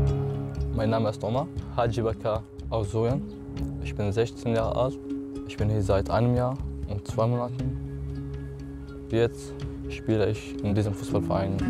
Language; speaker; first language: German; non-native, learner; Arabic